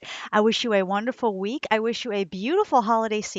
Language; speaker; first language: English; native; English